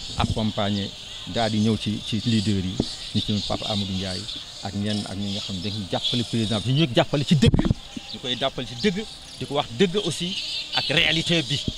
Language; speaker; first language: Wolof; non-native, local second language; Fula